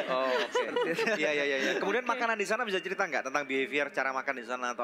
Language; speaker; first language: Indonesian; native; Indonesian